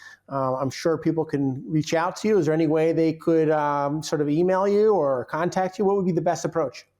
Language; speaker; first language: English; native; English